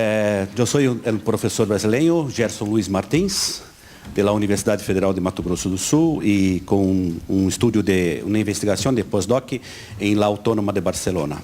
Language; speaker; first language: Spanish; non-native, learner; Portuguese